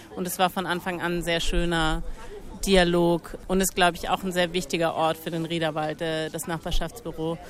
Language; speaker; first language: German; native; German